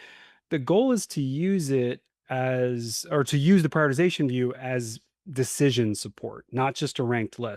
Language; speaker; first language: English; native; English